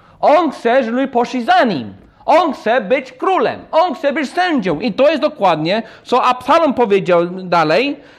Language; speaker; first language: Polish; non-native, fluent; English